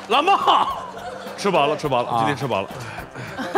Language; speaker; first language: Chinese; native; Chinese